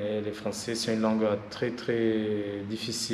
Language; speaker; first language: French; non-native, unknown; Portuguese